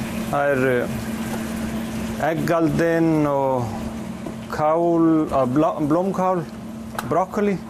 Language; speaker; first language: Icelandic; non-native, fluent; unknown